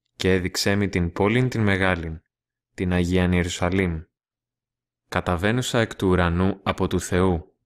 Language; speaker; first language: Greek; non-native, learner; Russian